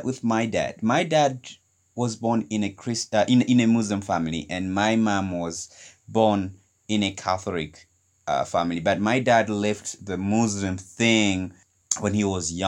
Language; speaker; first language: English; non-native, local second language; Nyanja